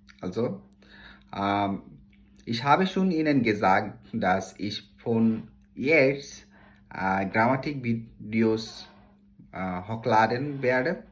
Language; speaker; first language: German; non-native, learner; Bangla